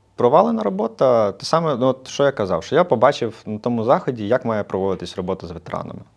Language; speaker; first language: Ukrainian; native; Ukrainian